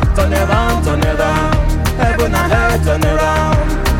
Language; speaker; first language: French; non-native, fluent; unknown